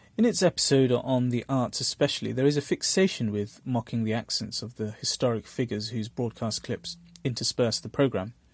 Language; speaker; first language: English; early bilingual, other home language; Bangla